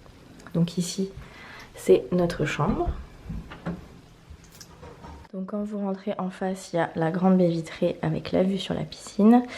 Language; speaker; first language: French; native; French